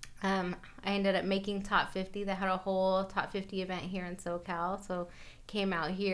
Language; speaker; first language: English; native; English